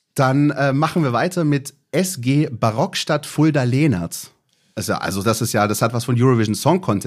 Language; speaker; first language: German; native; German